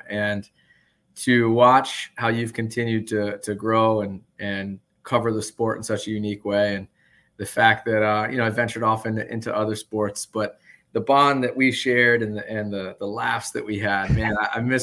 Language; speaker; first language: English; native; English